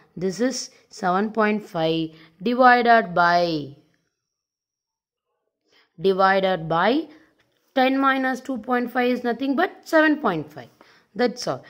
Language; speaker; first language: English; non-native, local second language; Tamil